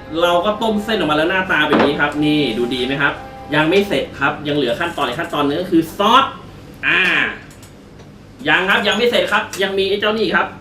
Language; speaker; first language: Thai; native; Thai